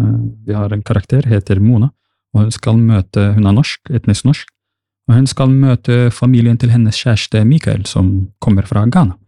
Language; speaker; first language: Norwegian; early bilingual, other home language; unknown